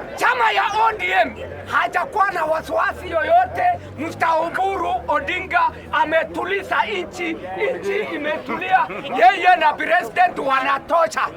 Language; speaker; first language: Swahili; non-native, local second language; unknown